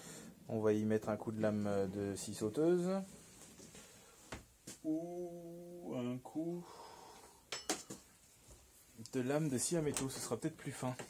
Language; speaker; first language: French; native; French